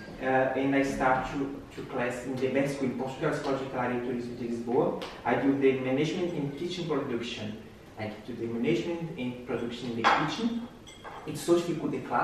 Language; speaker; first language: English; non-native, learner; Portuguese